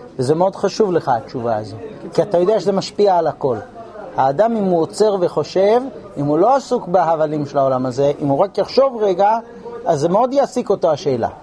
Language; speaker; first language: Hebrew; non-native, fluent; English